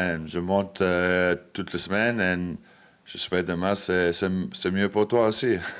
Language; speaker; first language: French; non-native, fluent; English